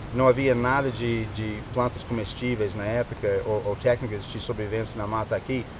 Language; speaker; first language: Portuguese; non-native, fluent; English